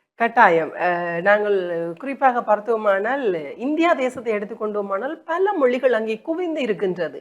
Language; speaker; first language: Tamil; native; Tamil